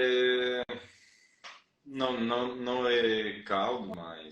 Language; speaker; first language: Portuguese; non-native, fluent; Spanish